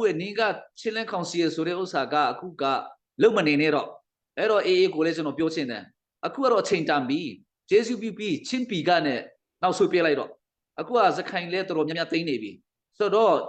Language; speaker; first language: Burmese; non-native, local second language; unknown